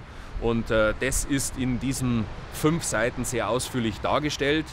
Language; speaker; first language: German; native; German